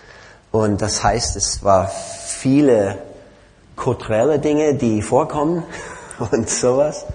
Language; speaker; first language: German; non-native, fluent; English